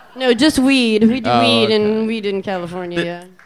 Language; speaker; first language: English; native; English